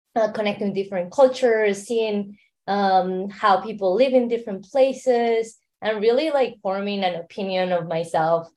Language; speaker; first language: English; non-native, fluent; Spanish